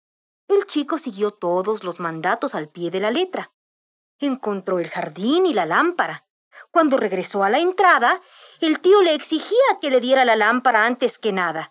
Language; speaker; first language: Spanish; native; Spanish